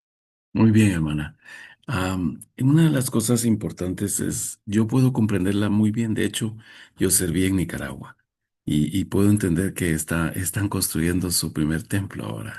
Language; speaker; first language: Spanish; native; Spanish